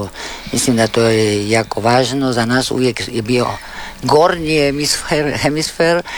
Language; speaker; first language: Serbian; early bilingual, heritage; Spanish